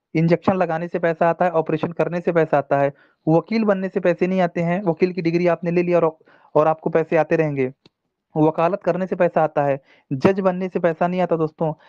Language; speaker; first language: Hindi; non-native, local second language; Telugu